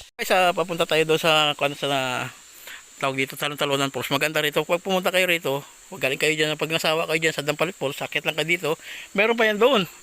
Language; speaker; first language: Filipino; native; Filipino